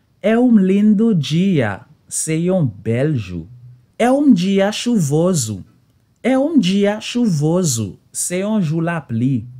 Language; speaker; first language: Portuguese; non-native, learner; Haitian Creole